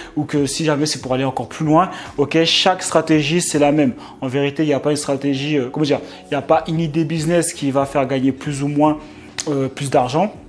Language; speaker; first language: French; native; French